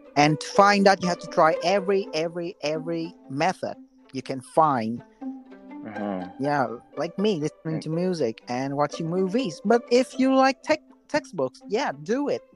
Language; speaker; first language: English; non-native, learner; Vietnamese